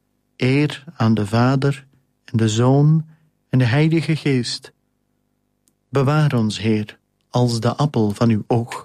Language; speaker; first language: Dutch; native; Dutch